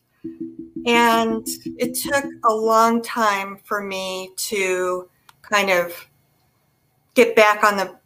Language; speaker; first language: English; native; English